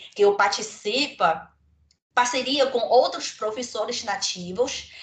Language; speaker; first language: Portuguese; non-native, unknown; Chinese